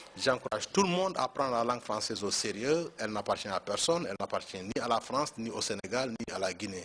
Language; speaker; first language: French; non-native, local second language; Wolof